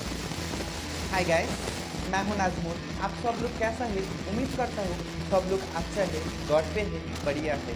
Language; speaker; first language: Hindi; non-native, learner; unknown